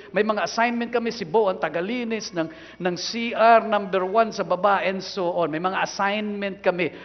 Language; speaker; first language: Filipino; non-native, local second language; Cebuano